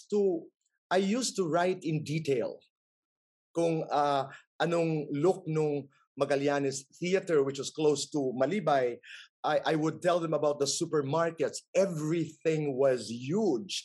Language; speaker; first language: English; non-native, local second language; Waray